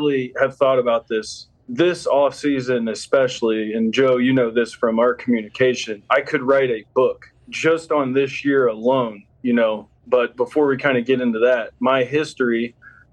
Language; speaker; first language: English; native; English